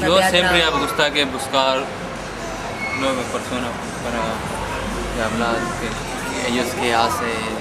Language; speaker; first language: Spanish; non-native, learner; Punjabi